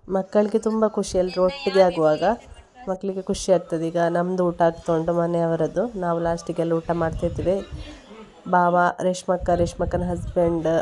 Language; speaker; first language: Kannada; non-native, local second language; Tulu